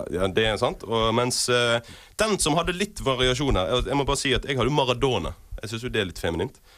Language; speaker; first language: Norwegian; native; Norwegian